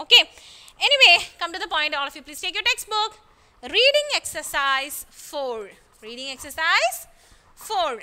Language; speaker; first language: English; non-native, local second language; Malayalam